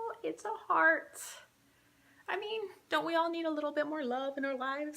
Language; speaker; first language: English; native; English